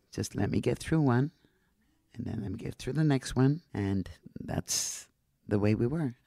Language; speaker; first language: English; non-native, fluent; Dutch